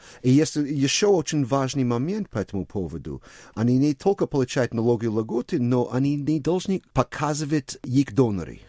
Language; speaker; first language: Russian; non-native, fluent; English